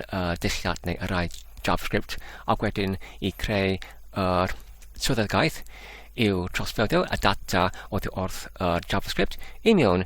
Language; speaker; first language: Welsh; non-native, fluent; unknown